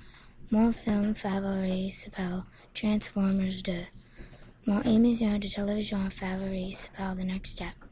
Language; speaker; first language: French; non-native, learner; English